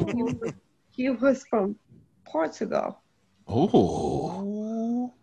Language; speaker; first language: English; early bilingual, other home language; Polish